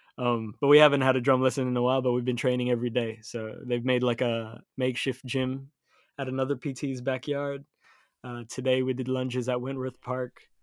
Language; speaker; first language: English; early bilingual, other home language; Filipino